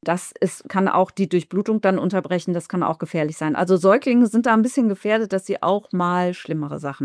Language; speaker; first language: German; native; German